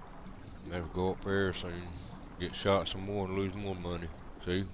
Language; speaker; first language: English; native; English